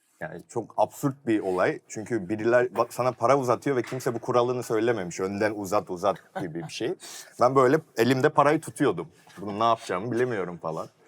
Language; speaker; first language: Turkish; early bilingual, other home language; Korean